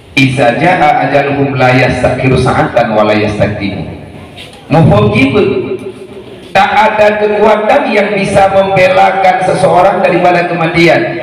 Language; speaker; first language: Malay; non-native, local second language; Achinese